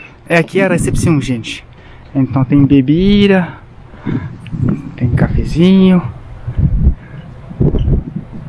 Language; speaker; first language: Portuguese; non-native, learner; French